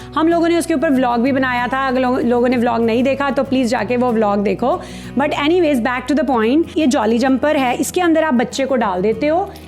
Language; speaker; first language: Hindi; native; Hindi